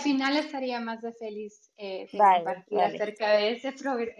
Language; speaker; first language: Spanish; early bilingual, heritage; Spanish